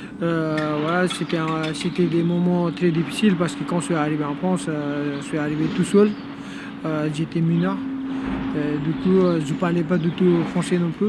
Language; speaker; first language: French; non-native, fluent; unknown